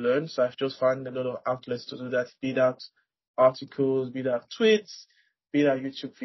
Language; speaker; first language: English; non-native, local second language; Yoruba